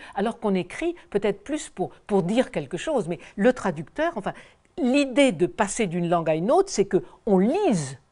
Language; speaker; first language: French; native; French